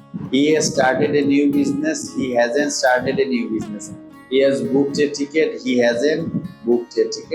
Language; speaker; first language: English; non-native, local second language; Sylheti